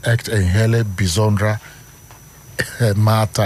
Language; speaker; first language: Dutch; non-native, learner; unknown